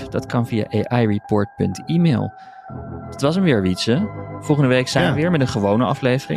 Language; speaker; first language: Dutch; native; Dutch